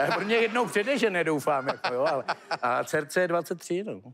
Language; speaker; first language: Czech; native; Czech